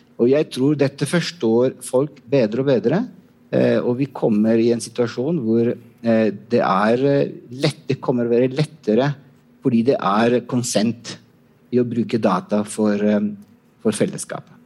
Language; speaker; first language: Norwegian; non-native, fluent; Italian